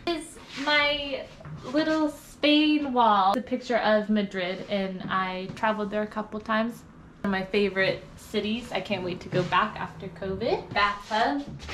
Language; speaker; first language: English; native; English